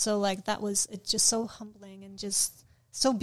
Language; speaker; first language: English; non-native, fluent; Polish